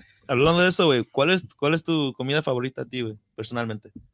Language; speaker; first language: Spanish; early bilingual, heritage; Spanish